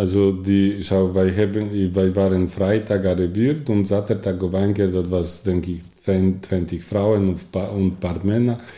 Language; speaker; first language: German; non-native, learner; Polish